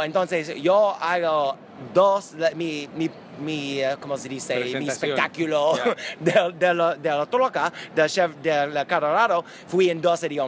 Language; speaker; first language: Spanish; non-native, learner; English